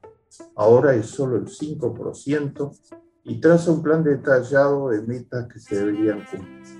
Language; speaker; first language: Spanish; native; Spanish